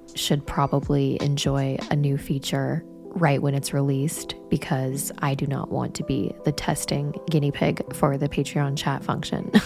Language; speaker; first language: English; native; English